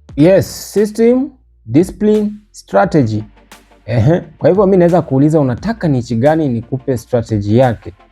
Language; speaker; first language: Swahili; non-native, local second language; Luyia